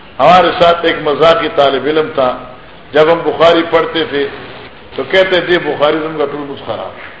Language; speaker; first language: Urdu; non-native, local second language; Northern Hindko